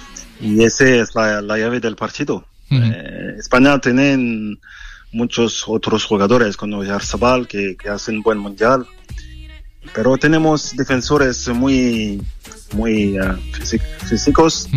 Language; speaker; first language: Spanish; non-native, fluent; French